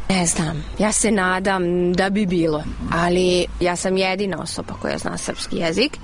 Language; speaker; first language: Serbian; non-native, local second language; Hungarian